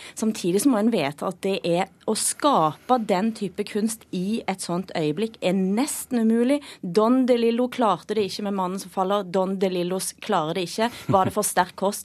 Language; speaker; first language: Norwegian; native; Norwegian